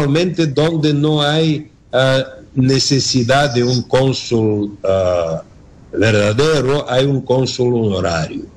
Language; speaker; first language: Spanish; non-native, learner; Bulgarian